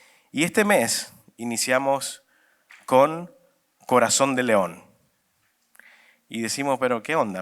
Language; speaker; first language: Spanish; native; Spanish